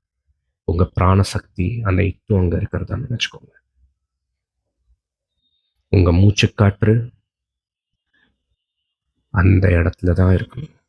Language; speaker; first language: Tamil; native; Tamil